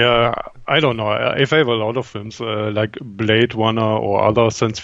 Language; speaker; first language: English; non-native, fluent; German